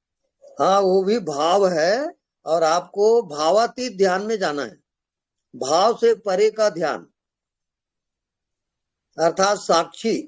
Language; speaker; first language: Hindi; native; Hindi